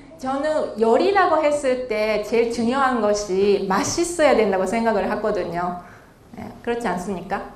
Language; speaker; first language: Korean; non-native, fluent; Japanese